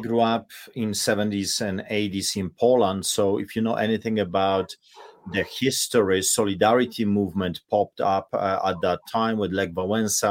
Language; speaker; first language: English; non-native, fluent; Polish